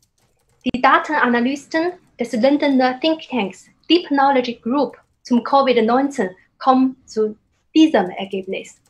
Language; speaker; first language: German; non-native, fluent; Chinese